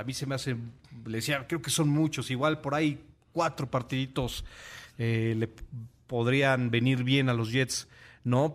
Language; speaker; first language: Spanish; native; Spanish